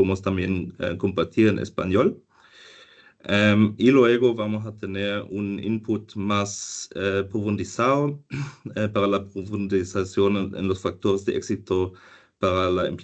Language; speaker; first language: Spanish; non-native, fluent; German